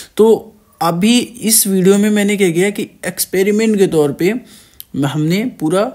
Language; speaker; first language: Hindi; native; Hindi